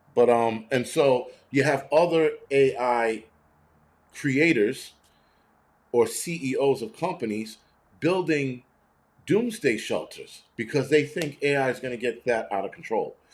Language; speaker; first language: English; native; English